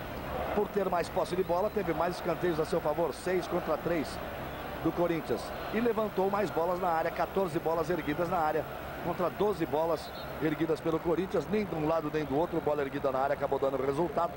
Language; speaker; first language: Portuguese; native; Portuguese